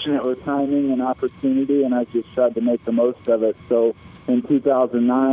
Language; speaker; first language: English; native; English